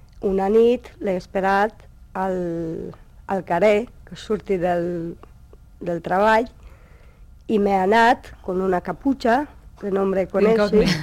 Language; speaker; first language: Catalan; non-native, local second language; Spanish